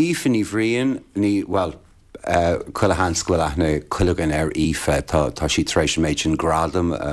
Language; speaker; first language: Irish; native; Irish